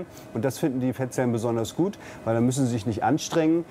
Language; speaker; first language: German; native; German